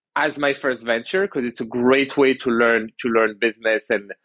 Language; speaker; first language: English; early bilingual, other home language; French